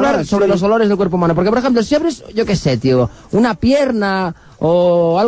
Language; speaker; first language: Spanish; native; Spanish